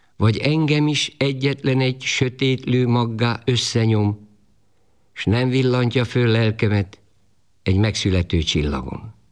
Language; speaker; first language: Hungarian; native; Hungarian